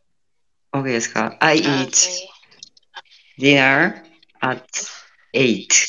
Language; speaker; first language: English; non-native, learner; Japanese